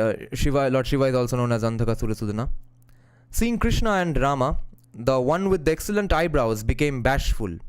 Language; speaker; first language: English; non-native, local second language; Bangla